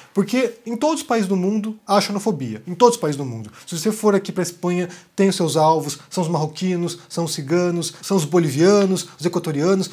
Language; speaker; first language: Portuguese; native; Portuguese